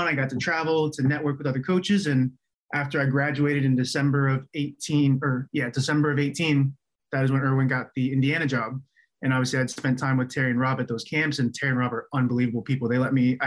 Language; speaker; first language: English; early bilingual, other home language; Chinese